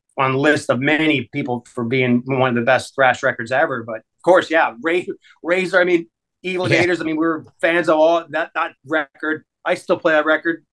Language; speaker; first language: English; native; English